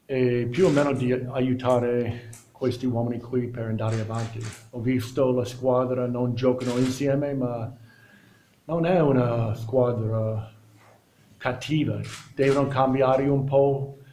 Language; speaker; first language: Italian; non-native, learner; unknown